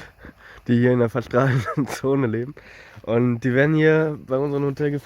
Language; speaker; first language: German; native; German